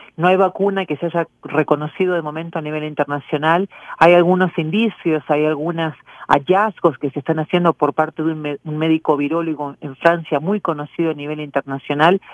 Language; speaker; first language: Spanish; native; Spanish